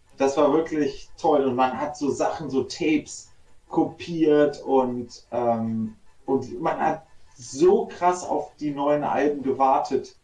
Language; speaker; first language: German; native; German